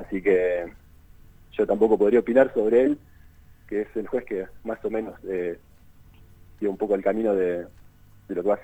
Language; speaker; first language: Spanish; native; Spanish